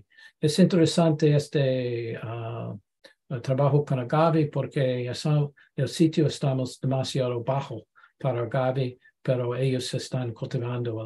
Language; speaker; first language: Spanish; non-native, learner; English